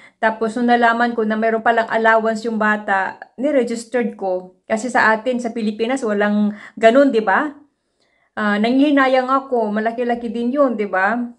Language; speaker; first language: Filipino; native; Filipino